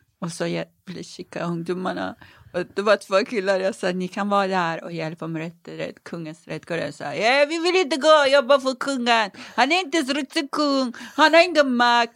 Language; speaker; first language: Swedish; non-native, fluent; Persian